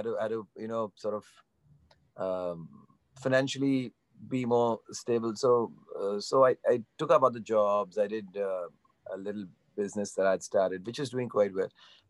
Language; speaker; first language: English; non-native, local second language; Bangla